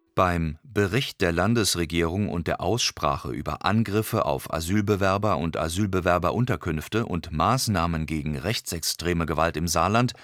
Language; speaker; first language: German; native; German